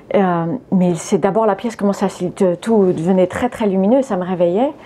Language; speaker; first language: French; early bilingual, other home language; English